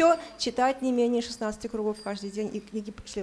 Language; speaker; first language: Russian; native; Russian